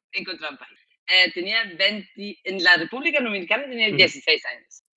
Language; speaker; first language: Spanish; non-native, fluent; German